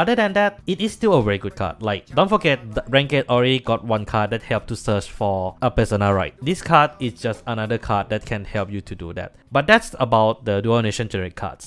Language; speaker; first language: English; non-native, fluent; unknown